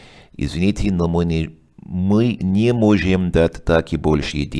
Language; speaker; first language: Russian; non-native, learner; English